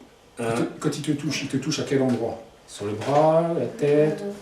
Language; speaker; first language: French; native; French